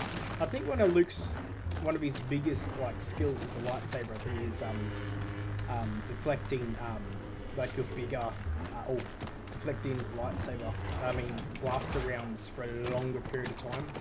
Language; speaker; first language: English; native; English